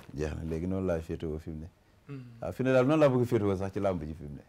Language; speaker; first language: Wolof; native; Wolof